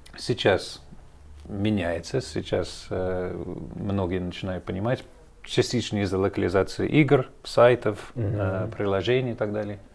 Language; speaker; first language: Russian; non-native, fluent; English